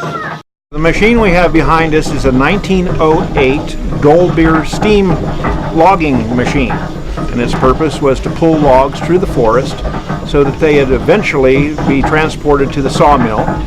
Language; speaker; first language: English; native; English